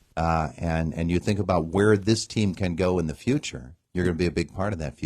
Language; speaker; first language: English; native; English